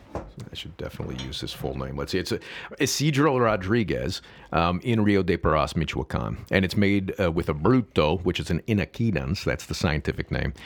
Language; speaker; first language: English; native; English